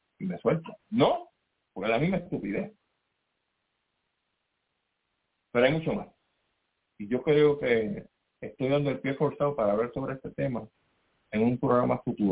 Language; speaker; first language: Spanish; native; Spanish